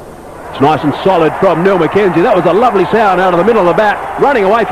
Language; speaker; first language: English; native; English